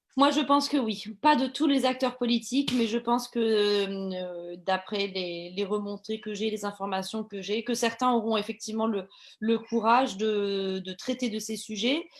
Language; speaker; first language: French; native; French